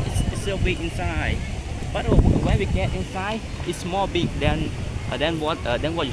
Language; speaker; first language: English; non-native, learner; Khmer